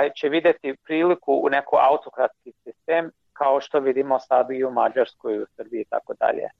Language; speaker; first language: Croatian; non-native, fluent; English